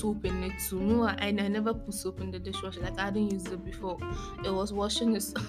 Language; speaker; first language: English; non-native, local second language; Akan